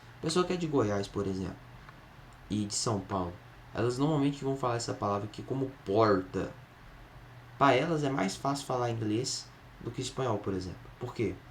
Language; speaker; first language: Portuguese; native; Portuguese